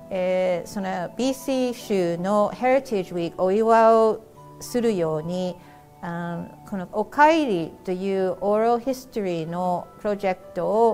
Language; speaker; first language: Japanese; early bilingual, heritage; Japanese